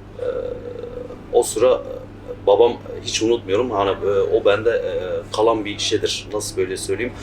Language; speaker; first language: Turkish; native; Turkish